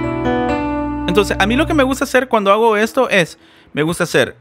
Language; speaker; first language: Spanish; native; Spanish